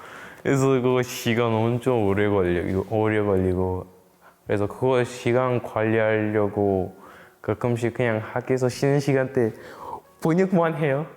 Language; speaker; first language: Korean; early bilingual, other home language; English